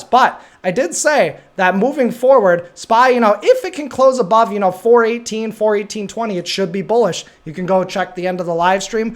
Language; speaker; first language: English; native; English